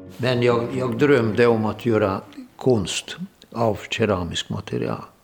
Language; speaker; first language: Swedish; non-native, fluent; Hungarian